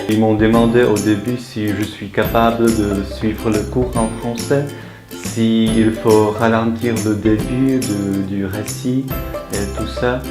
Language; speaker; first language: French; non-native, fluent; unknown